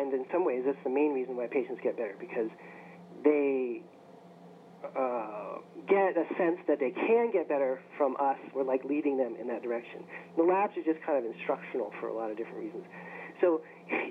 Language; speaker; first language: English; native; English